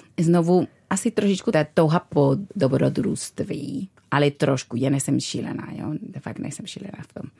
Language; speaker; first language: Czech; non-native, fluent; Spanish